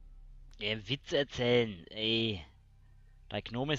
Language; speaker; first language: German; native; German